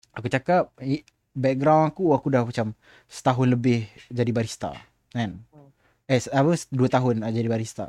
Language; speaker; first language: Malay; native; Malay